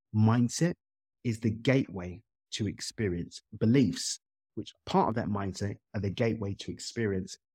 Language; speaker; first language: English; native; English